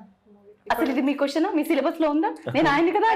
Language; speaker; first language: Telugu; native; Telugu